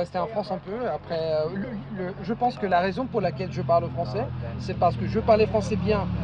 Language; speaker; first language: French; non-native, fluent; Italian